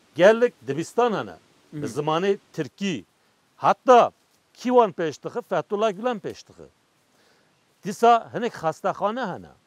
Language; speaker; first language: Kurdish; non-native, local second language; Turkish